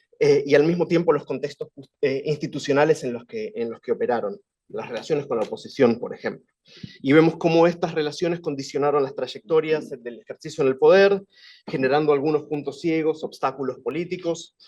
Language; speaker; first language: Spanish; native; Spanish